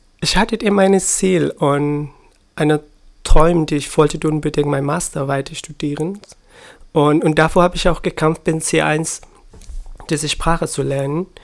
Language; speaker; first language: German; non-native, learner; Persian